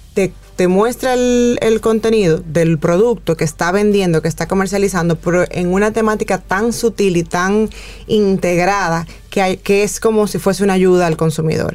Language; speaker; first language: Spanish; native; Spanish